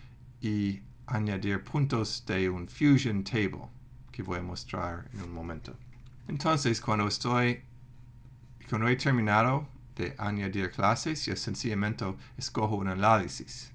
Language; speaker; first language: Spanish; non-native, fluent; English